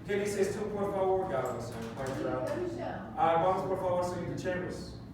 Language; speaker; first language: Spanish; non-native, fluent; English